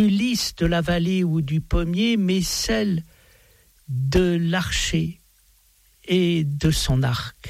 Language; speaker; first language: French; native; French